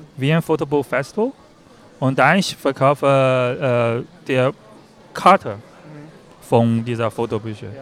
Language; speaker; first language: German; non-native, learner; Chinese